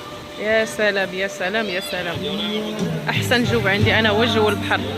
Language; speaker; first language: Arabic; native; Arabic